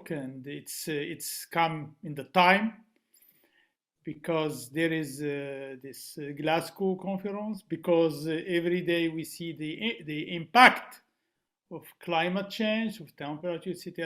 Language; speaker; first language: English; non-native, fluent; Arabic